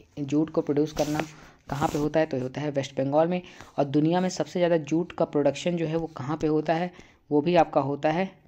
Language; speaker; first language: Hindi; native; Hindi